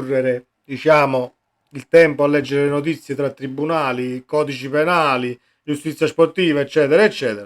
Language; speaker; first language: Italian; native; Italian